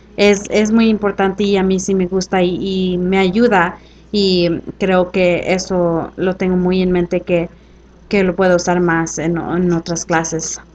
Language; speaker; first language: Spanish; early bilingual, heritage; Spanish